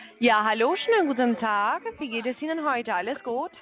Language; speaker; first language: German; non-native, fluent; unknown